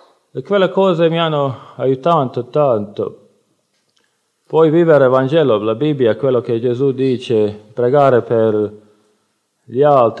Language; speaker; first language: Italian; non-native, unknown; Bosnian